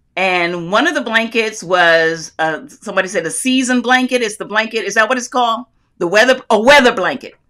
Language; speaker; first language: English; native; English